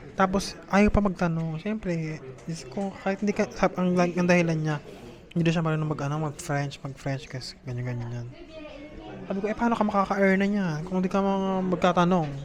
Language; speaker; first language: Filipino; native; Filipino